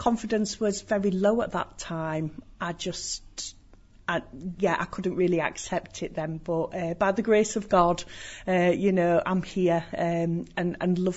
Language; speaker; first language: English; native; English